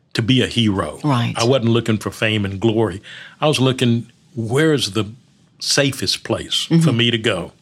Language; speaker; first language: English; early bilingual, other home language; Spanish